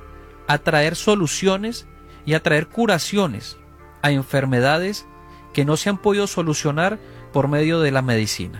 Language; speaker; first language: Spanish; native; Spanish